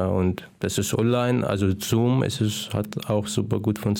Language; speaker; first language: German; non-native, fluent; Arabic